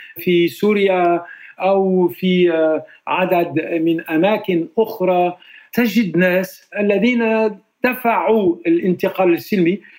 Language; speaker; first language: Arabic; non-native, fluent; French